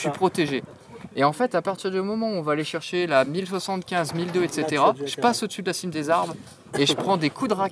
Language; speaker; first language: French; native; French